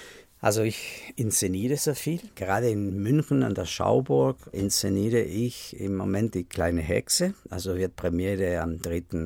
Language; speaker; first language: German; non-native, fluent; Spanish